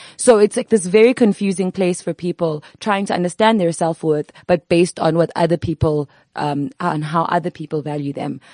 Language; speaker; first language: English; non-native, local second language; Zulu